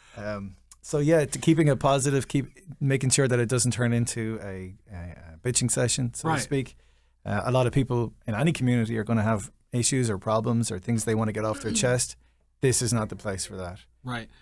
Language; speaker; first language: English; native; English